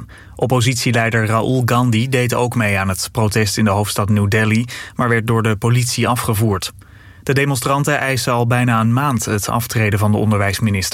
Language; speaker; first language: Dutch; native; Dutch